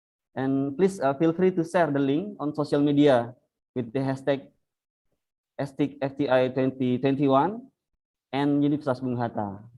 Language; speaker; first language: English; non-native, fluent; Indonesian